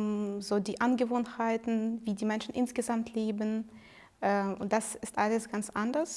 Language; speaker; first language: German; non-native, fluent; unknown